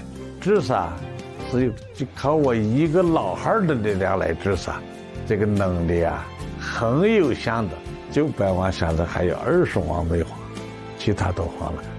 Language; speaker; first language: Chinese; native; Chinese